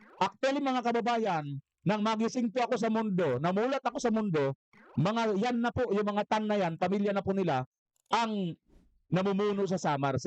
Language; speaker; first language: Filipino; non-native, local second language; Waray